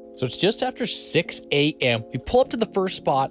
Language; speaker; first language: English; native; English